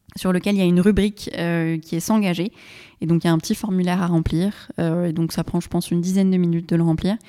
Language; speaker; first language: French; non-native, local second language; Arabic